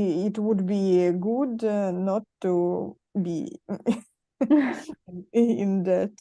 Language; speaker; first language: English; non-native, learner; Russian